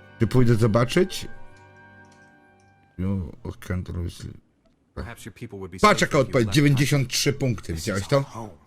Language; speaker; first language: Polish; native; Polish